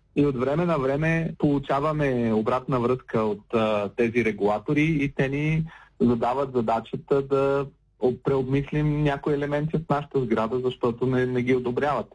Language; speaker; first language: Bulgarian; native; Bulgarian